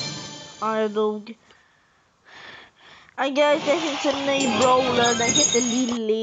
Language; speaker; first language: Swedish; early bilingual, other home language; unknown